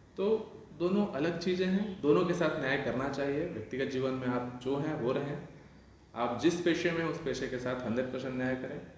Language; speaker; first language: Hindi; non-native, local second language; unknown